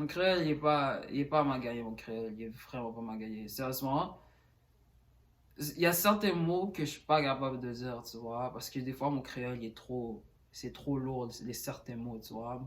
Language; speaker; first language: French; early bilingual, other home language; Haitian Creole